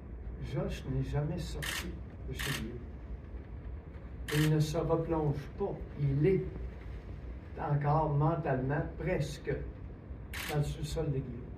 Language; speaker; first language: French; native; French